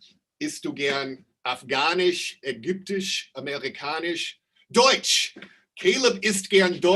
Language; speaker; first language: German; non-native, fluent; English